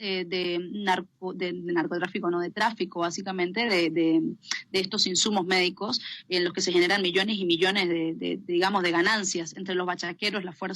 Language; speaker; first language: Spanish; native; Spanish